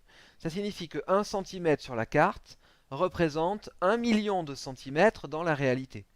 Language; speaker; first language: French; native; French